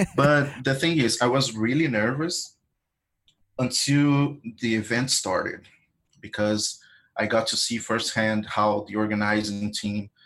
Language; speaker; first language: English; non-native, fluent; Portuguese